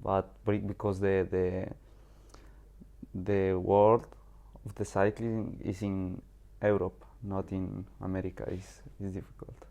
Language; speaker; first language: English; non-native, learner; Spanish